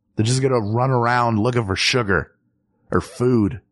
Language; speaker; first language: English; native; English